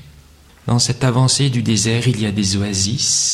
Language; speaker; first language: French; native; French